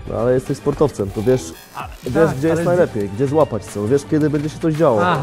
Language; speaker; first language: Polish; native; Polish